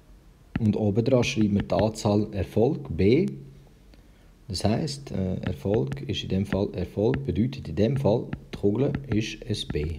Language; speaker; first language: German; early bilingual, other home language; Albanian